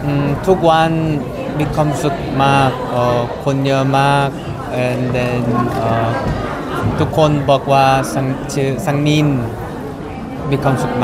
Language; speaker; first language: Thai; non-native, learner; Korean